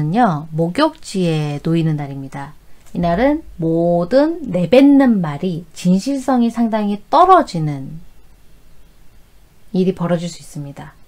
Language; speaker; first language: Korean; native; Korean